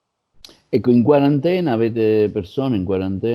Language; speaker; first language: Italian; native; Italian